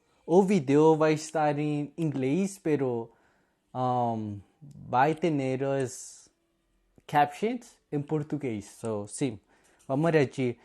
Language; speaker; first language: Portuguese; non-native, learner; Spanish